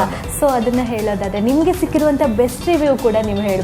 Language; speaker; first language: Kannada; native; Kannada